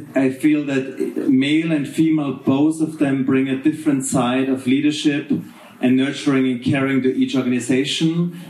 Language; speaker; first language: English; non-native, fluent; German